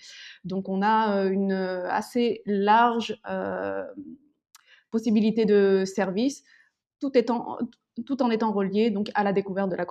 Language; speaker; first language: French; early bilingual, other home language; Korean